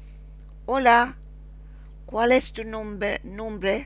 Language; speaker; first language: Spanish; non-native, fluent; Persian